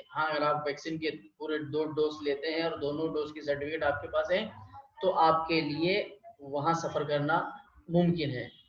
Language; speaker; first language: Urdu; native; Urdu